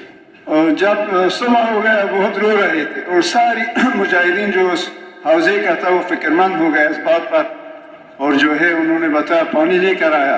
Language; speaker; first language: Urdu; non-native, local second language; Pashto